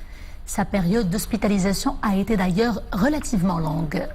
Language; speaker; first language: French; non-native, local second language; Arabic